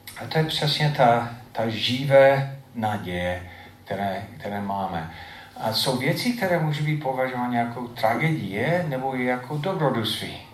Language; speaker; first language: Czech; non-native, fluent; English